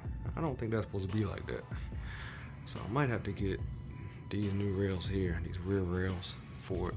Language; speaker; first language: English; native; English